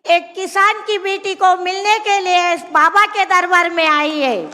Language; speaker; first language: Hindi; non-native, local second language; Marathi